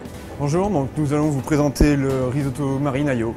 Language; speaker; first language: French; native; French